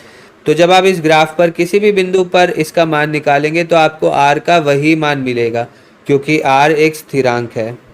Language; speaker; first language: Hindi; native; Hindi